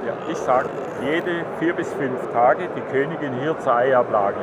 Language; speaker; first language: German; native; German